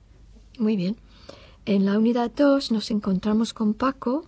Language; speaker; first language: Spanish; non-native, fluent; English